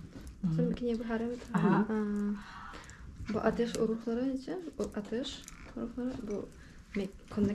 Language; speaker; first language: Turkish; non-native, learner; Yakut